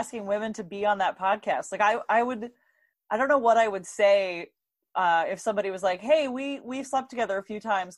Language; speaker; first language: English; native; English